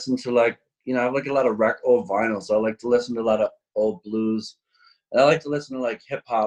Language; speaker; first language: English; native; English